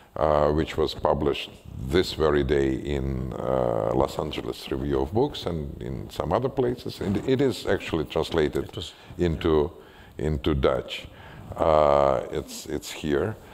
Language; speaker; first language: English; non-native, fluent; Russian